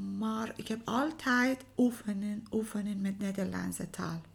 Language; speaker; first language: Dutch; non-native, learner; Persian